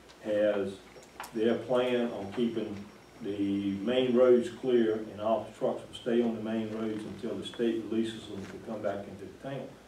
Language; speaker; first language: English; native; English